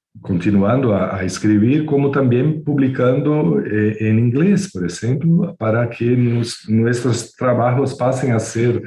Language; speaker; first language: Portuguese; non-native, fluent; Spanish